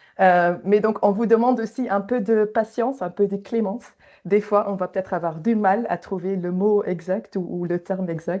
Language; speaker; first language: French; native; French